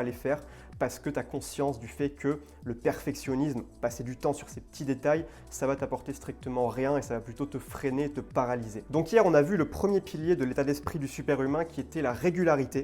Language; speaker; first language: French; native; French